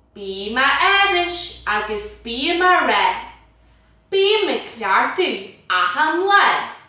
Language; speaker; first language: Irish; native; Irish